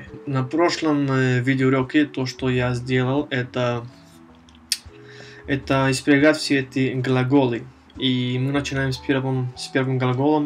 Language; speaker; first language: Russian; non-native, fluent; Spanish